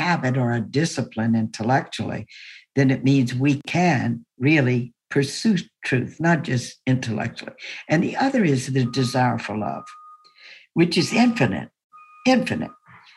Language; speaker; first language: English; native; English